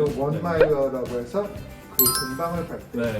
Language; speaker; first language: Korean; native; Korean